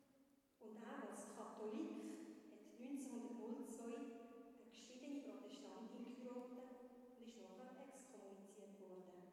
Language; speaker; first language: German; native; German